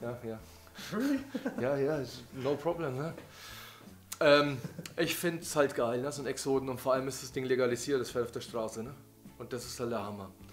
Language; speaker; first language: German; native; German